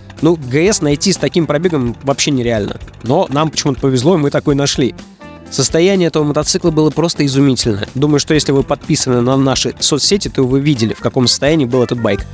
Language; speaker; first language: Russian; native; Russian